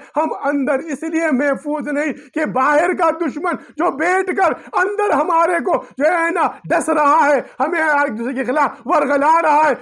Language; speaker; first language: Urdu; non-native, local second language; Pashto